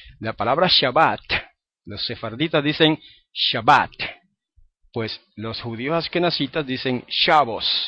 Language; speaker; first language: Spanish; native; Spanish